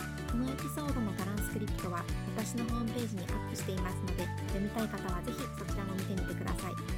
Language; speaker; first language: Japanese; native; Japanese